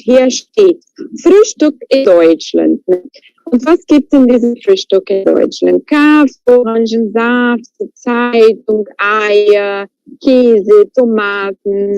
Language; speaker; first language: German; non-native, fluent; Portuguese